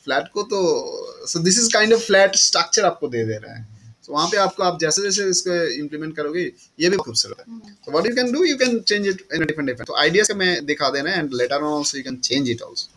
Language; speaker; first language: Hindi; non-native, local second language; Bangla